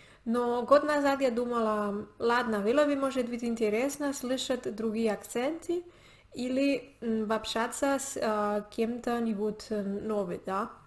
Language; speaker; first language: Russian; non-native, learner; Spanish